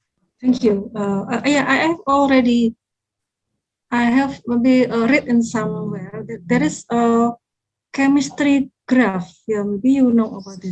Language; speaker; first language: English; non-native, fluent; Indonesian